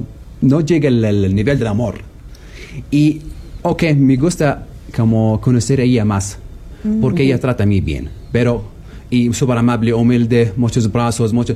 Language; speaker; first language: Spanish; non-native, learner; Arabic